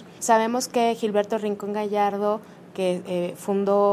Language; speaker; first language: Spanish; native; Spanish